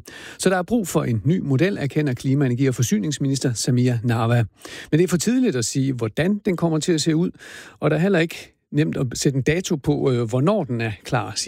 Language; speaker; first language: Danish; native; Danish